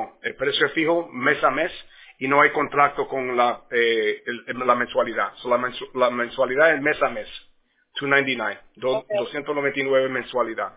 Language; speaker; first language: Spanish; early bilingual, heritage; Spanish